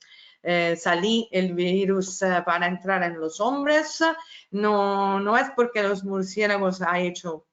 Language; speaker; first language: Spanish; non-native, fluent; Italian